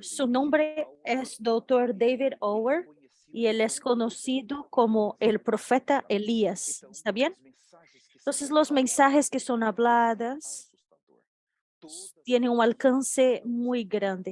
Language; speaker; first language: Spanish; non-native, fluent; Portuguese